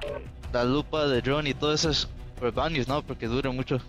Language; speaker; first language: Spanish; early bilingual, heritage; English